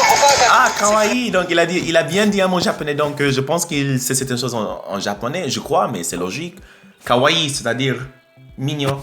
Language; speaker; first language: French; non-native, fluent; English